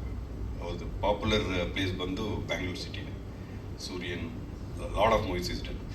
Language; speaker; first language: Kannada; non-native, local second language; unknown